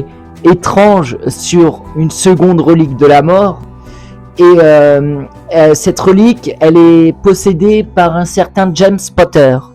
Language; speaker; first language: French; native; French